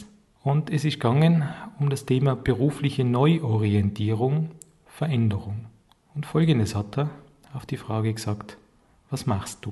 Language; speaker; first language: German; native; German